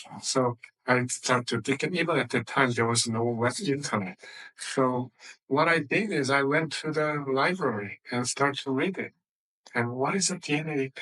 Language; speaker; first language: English; non-native, fluent; Korean